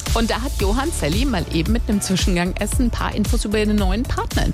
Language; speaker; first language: German; native; German